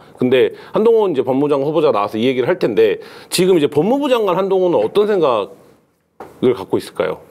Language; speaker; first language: Korean; native; Korean